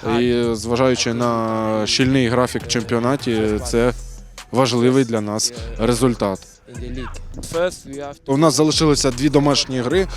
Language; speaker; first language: Ukrainian; native; Ukrainian